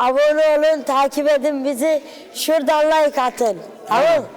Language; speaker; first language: Turkish; early bilingual, other home language; Arabic